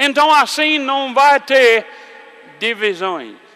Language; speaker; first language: Portuguese; non-native, fluent; English